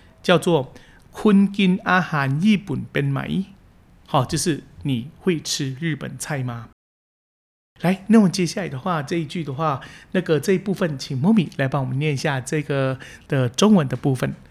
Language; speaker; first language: Chinese; early bilingual, heritage; Chinese